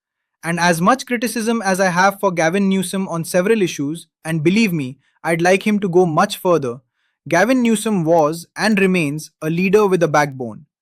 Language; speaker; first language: English; native; English